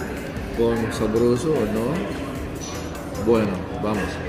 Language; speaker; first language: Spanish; non-native, learner; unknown